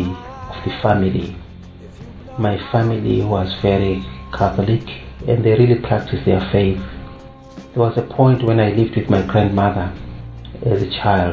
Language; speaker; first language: English; non-native, local second language; Shona